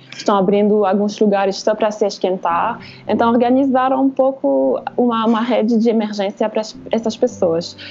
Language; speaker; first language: Portuguese; non-native, fluent; French